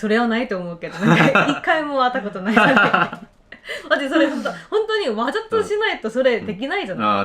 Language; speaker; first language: Japanese; non-native, fluent; Korean